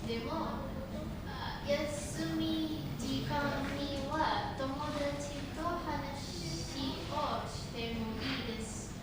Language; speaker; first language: Japanese; non-native, learner; Indonesian